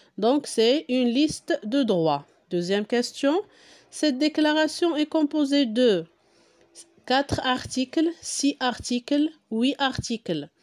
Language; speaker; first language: French; non-native, local second language; Arabic